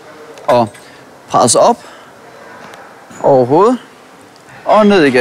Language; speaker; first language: Danish; native; Danish